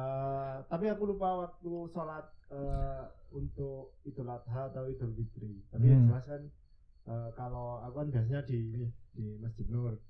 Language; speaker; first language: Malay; non-native, local second language; Javanese